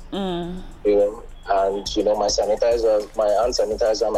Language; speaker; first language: English; non-native, local second language; Igbo